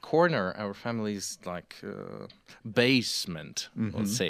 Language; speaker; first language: English; non-native, fluent; Russian